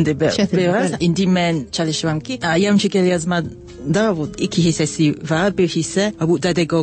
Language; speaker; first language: Azerbaijani; non-native, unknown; English